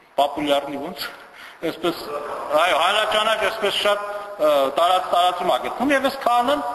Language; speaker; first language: Armenian; native; Armenian